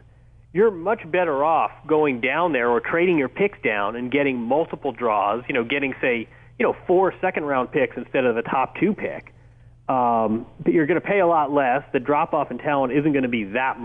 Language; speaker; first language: English; native; English